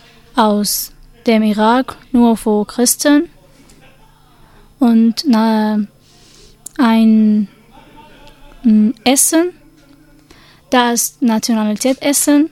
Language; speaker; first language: German; non-native, learner; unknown